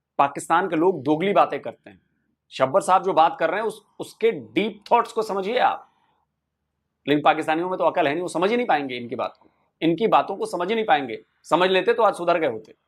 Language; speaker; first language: Hindi; native; Hindi